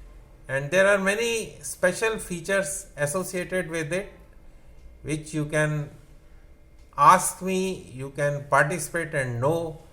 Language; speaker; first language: English; non-native, local second language; Hindi